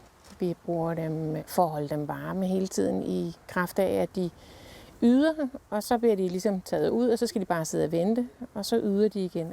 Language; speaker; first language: Danish; native; Danish